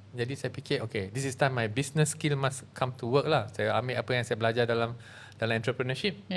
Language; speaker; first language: Malay; native; Malay